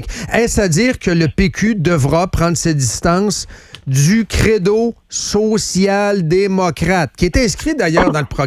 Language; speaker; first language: French; native; French